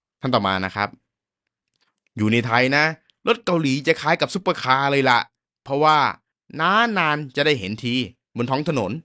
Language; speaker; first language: Thai; native; Thai